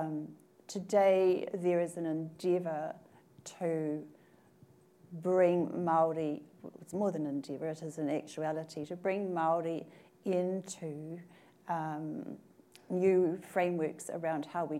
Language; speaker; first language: English; native; English